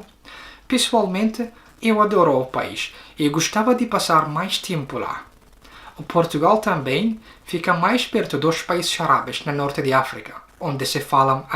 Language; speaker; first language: Portuguese; non-native, learner; Arabic